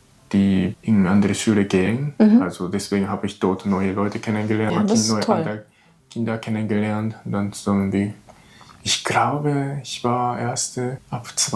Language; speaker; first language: German; non-native, learner; Japanese